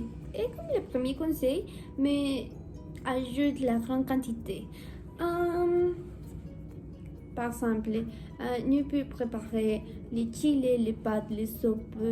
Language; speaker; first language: French; non-native, learner; Spanish